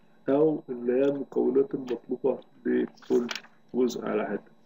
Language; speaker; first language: Arabic; native; Arabic